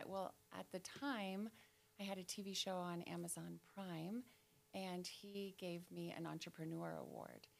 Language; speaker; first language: English; native; English